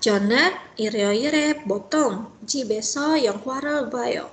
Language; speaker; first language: Korean; non-native, fluent; Indonesian